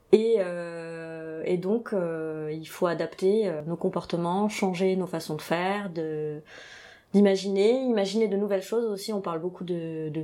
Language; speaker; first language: French; native; French